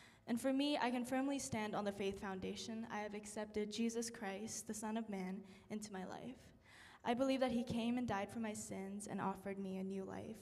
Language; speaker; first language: English; early bilingual, other home language; Korean